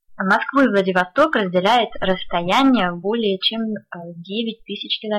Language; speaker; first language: Russian; native; Russian